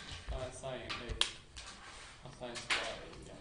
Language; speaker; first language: English; non-native, learner; Chinese